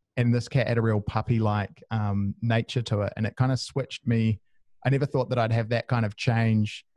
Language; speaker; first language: English; native; English